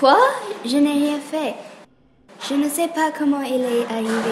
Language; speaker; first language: French; non-native, learner; English